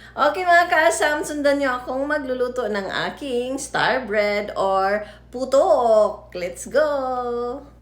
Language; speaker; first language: Filipino; non-native, local second language; Cebuano